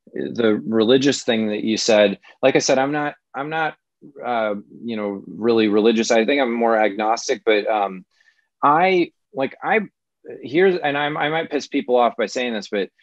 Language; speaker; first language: English; native; English